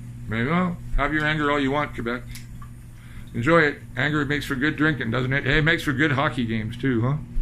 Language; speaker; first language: English; native; English